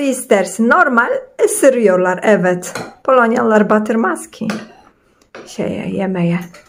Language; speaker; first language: Turkish; non-native, fluent; Polish